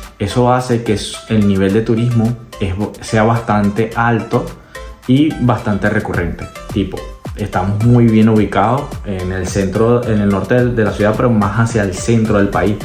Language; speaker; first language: Spanish; native; Spanish